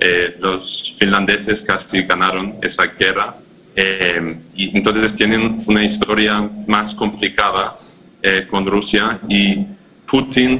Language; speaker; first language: Spanish; non-native, fluent; English